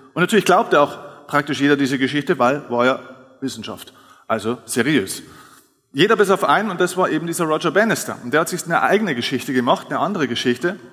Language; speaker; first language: German; native; German